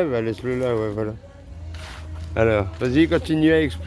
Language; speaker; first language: French; native; French